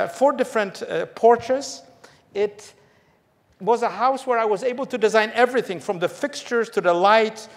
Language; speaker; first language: English; early bilingual, other home language; Polish